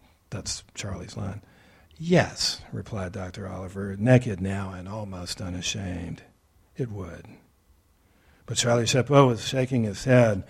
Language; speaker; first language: English; native; English